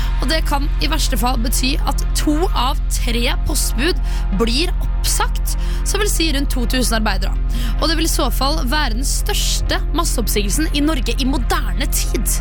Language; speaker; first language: Norwegian; native; Norwegian